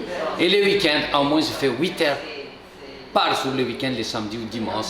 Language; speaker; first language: French; non-native, local second language; Malagasy